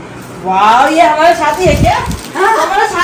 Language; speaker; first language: Hindi; non-native, local second language; Bangla